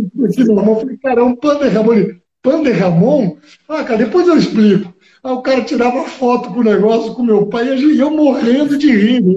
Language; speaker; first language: Portuguese; early bilingual, other home language; Spanish